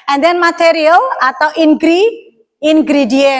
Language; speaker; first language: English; non-native, learner; Indonesian